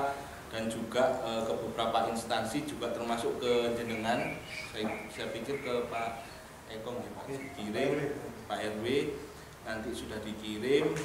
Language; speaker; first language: Indonesian; native; Indonesian